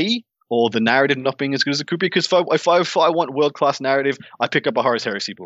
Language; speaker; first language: English; native; English